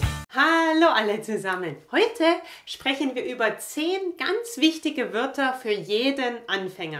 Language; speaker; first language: German; native; German